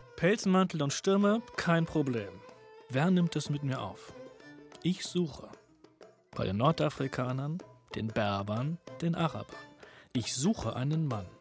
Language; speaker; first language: German; native; German